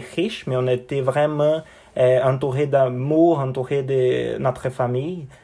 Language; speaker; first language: French; non-native, fluent; Portuguese